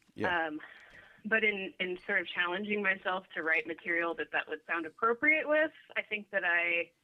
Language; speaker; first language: English; native; English